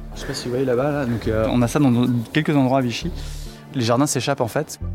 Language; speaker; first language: French; native; French